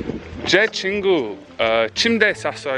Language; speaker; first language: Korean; non-native, learner; English